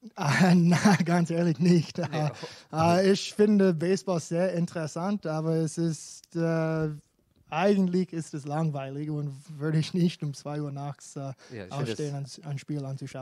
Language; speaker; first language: German; non-native, fluent; English